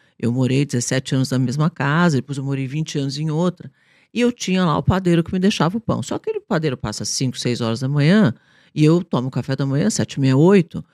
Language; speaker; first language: Portuguese; native; Portuguese